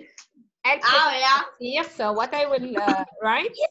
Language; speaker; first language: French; non-native, fluent; Arabic